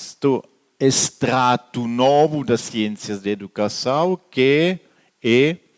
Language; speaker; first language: Portuguese; non-native, learner; French